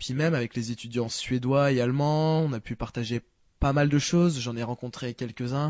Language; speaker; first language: French; native; French